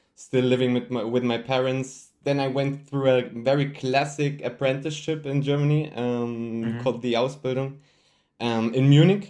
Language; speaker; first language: English; non-native, fluent; German